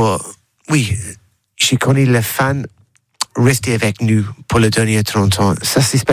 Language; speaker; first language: French; non-native, learner; English